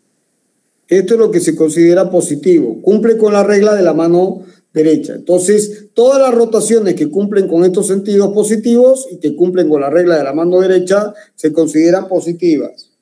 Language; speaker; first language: Spanish; native; Spanish